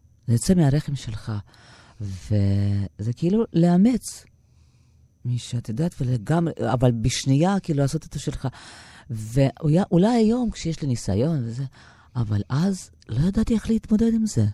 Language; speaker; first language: Hebrew; non-native, fluent; Russian